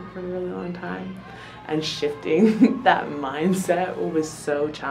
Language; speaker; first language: English; native; English